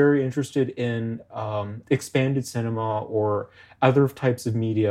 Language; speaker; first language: English; native; English